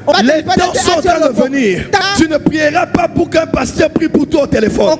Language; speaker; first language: French; non-native, local second language; Lingala